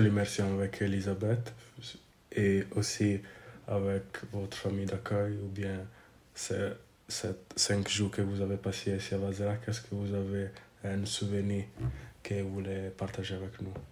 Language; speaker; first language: French; non-native, fluent; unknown